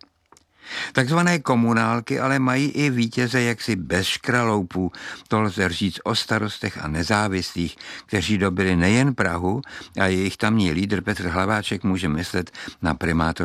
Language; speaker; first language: Czech; native; Czech